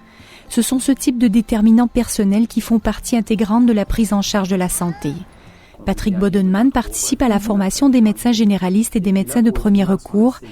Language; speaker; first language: French; native; French